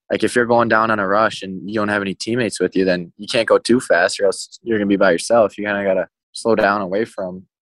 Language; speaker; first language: English; native; English